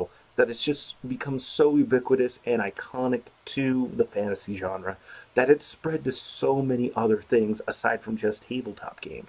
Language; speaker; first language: English; native; English